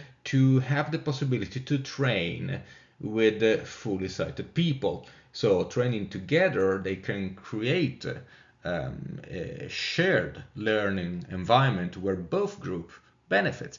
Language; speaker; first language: English; non-native, fluent; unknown